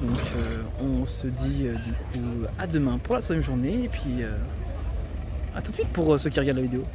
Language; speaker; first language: French; native; French